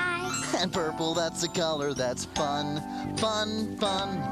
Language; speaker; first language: English; native; English